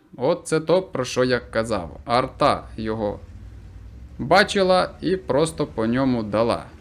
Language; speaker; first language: Ukrainian; non-native, local second language; Russian